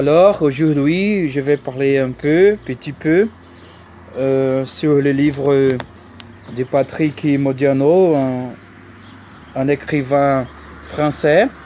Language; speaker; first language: French; non-native, learner; Portuguese